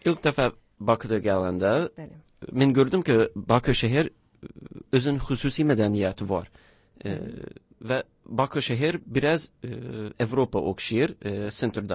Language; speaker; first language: Turkish; non-native, learner; English